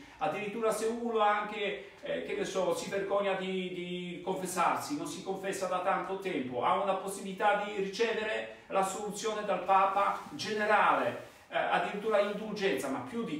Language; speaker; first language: Italian; non-native, fluent; Polish